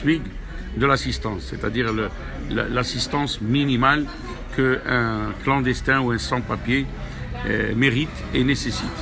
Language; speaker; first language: French; non-native, local second language; Arabic